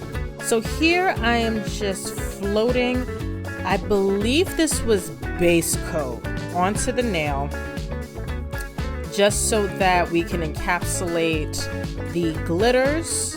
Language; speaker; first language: English; native; English